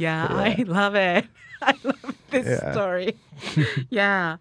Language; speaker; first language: English; non-native, learner; Japanese